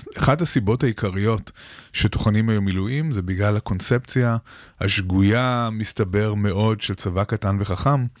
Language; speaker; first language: Hebrew; native; Hebrew